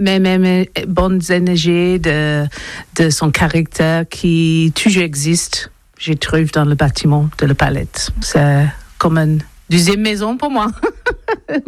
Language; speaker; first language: French; non-native, learner; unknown